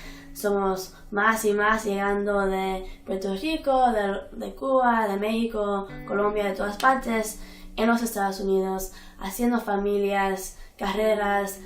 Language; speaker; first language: Spanish; early bilingual, heritage; Spanish